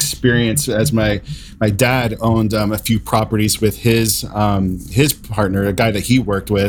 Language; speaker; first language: English; native; English